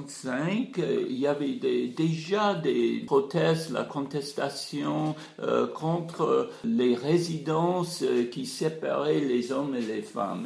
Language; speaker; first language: French; non-native, fluent; English